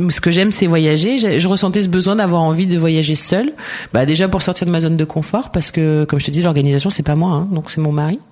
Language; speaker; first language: French; native; French